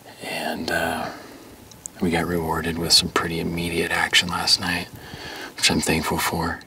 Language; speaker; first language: English; native; English